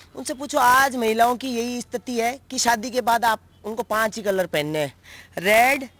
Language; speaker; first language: Hindi; native; Hindi